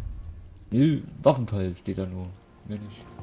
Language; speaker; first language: German; native; German